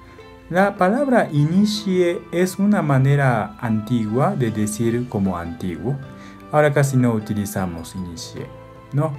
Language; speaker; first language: Spanish; non-native, fluent; Japanese